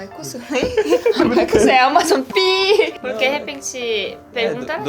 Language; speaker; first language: Portuguese; non-native, learner; Korean